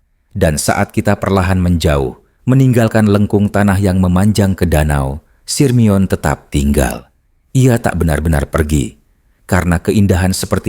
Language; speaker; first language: Indonesian; native; Indonesian